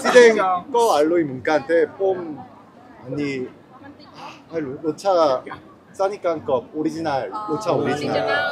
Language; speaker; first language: Thai; non-native, learner; Korean